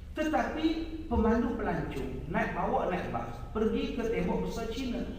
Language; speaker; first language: Malay; native; Malay